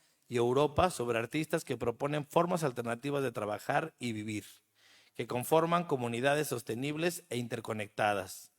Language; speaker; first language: Spanish; native; Spanish